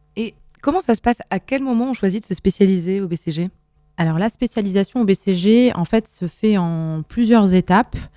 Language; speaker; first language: French; non-native, local second language; Arabic